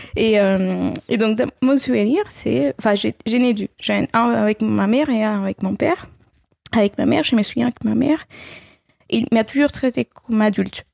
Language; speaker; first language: French; non-native, fluent; Spanish